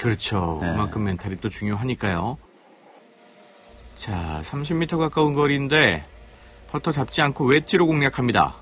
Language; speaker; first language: Korean; native; Korean